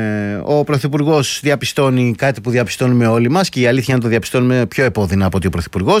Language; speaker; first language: Greek; native; Greek